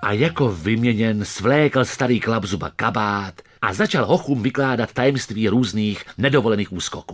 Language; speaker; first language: Czech; native; Czech